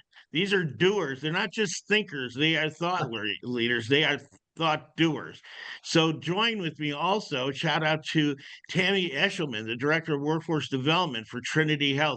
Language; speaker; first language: English; native; English